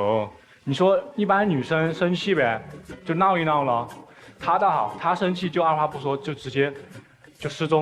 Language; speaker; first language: Chinese; native; Chinese